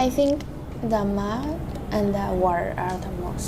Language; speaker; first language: English; non-native, learner; Spanish